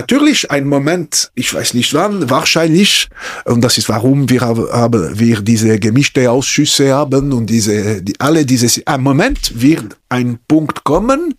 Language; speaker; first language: German; non-native, local second language; French